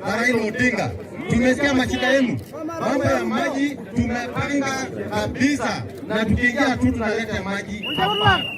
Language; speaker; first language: Swahili; non-native, local second language; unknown